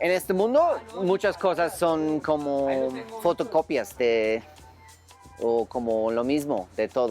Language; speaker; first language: Spanish; non-native, learner; English